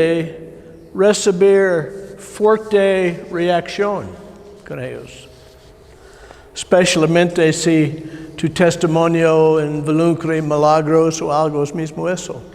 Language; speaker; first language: Spanish; non-native, learner; English